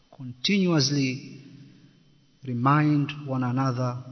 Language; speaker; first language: English; non-native, local second language; Swahili